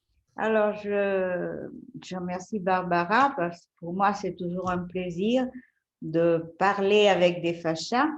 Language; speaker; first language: French; non-native, fluent; Italian